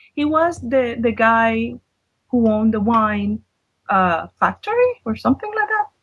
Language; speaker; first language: English; non-native, fluent; Spanish